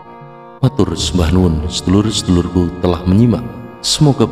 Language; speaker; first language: Indonesian; native; Indonesian